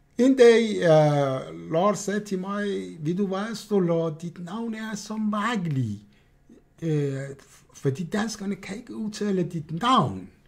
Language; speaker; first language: Danish; non-native, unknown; Persian